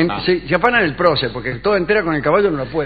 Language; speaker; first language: Spanish; native; Spanish